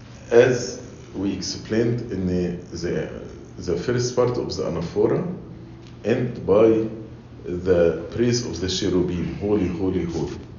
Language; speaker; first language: English; non-native, fluent; Arabic